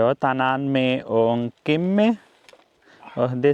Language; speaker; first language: Finnish; non-native, learner; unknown